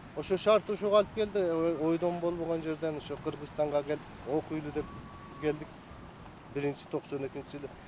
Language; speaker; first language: Kyrgyz; early bilingual, heritage; Kyrgyz